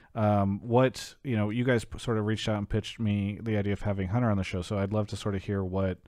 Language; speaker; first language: English; native; English